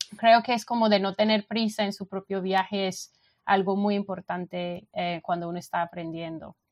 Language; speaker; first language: Spanish; non-native, fluent; English